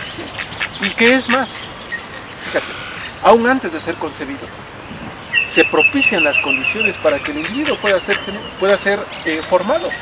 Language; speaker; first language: Spanish; native; Spanish